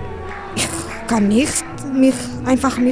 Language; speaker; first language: German; non-native, learner; Tigrinya